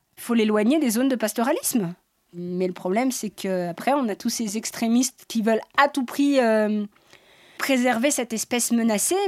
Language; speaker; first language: French; native; French